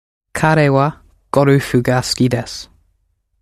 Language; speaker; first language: Japanese; non-native, learner; English